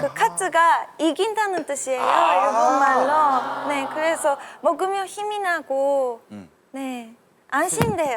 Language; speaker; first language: Korean; non-native, learner; Japanese